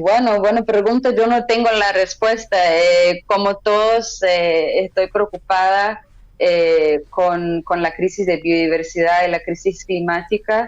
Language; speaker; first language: Spanish; non-native, fluent; Portuguese